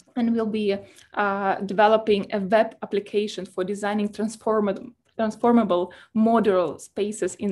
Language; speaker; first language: English; non-native, fluent; Russian